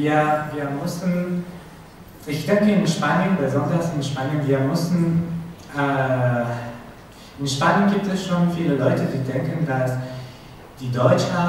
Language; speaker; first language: German; non-native, learner; Spanish